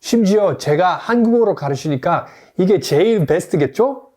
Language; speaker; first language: Korean; non-native, fluent; English